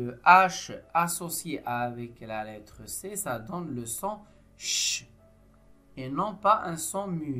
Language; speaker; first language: French; non-native, local second language; Arabic